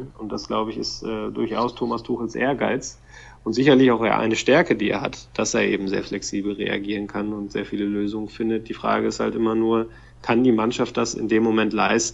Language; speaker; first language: German; native; German